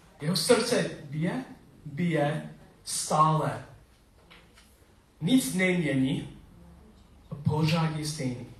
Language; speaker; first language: Czech; non-native, learner; English